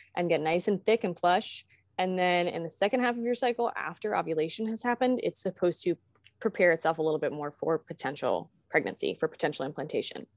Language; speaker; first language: English; native; English